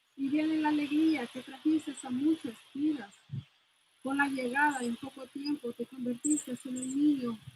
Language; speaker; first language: Spanish; non-native, fluent; English